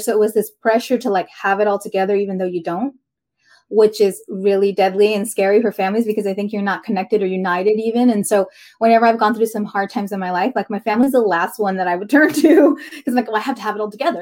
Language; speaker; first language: English; native; English